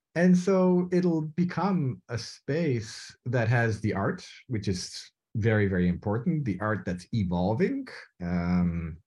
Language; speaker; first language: English; native; English